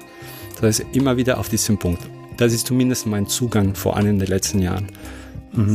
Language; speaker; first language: German; non-native, fluent; Spanish